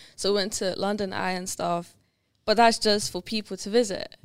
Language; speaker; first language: English; non-native, fluent; Lithuanian